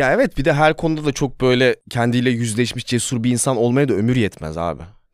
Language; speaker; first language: Turkish; native; Turkish